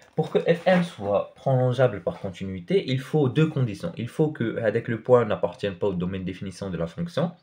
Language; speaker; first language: French; non-native, local second language; Arabic